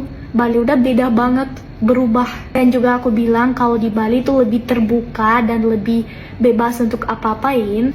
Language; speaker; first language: Indonesian; non-native, fluent; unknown